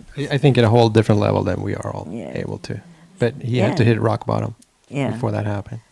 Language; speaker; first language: English; non-native, fluent; Swedish